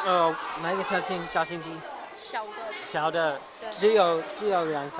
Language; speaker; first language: Chinese; non-native, learner; English